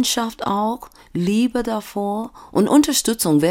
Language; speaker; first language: German; non-native, fluent; English